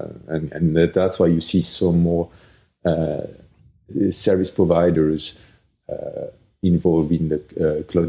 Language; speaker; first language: English; non-native, fluent; French